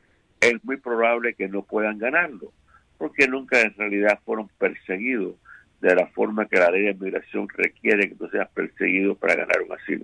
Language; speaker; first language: Spanish; native; Spanish